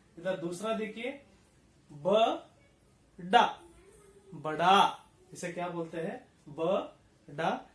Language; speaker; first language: Hindi; non-native, local second language; Kannada